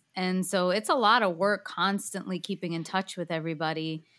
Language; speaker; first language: English; early bilingual, other home language; Hindi